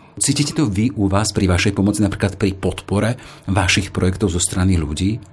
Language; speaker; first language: Slovak; native; Slovak